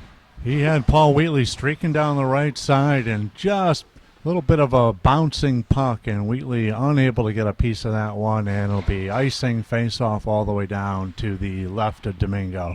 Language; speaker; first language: English; native; English